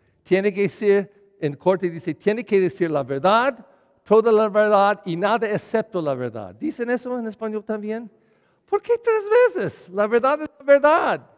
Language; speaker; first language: Spanish; non-native, learner; English